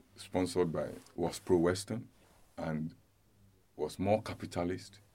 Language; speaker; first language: English; non-native, local second language; Yoruba